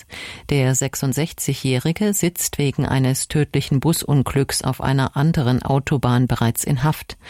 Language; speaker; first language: German; native; German